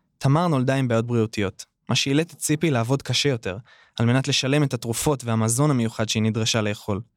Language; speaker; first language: Hebrew; native; Hebrew